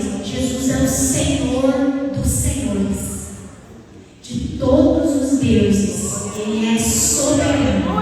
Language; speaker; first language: Portuguese; native; Portuguese